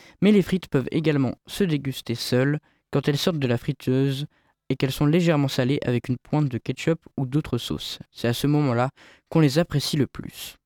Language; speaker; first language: French; native; French